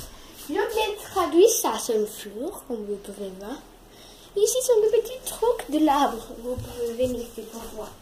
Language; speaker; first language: French; early bilingual, other home language; Portuguese